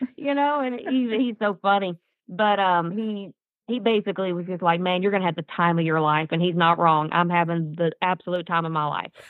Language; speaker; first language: English; native; English